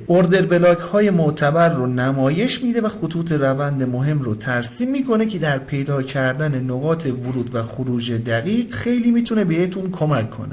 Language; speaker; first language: Persian; native; Persian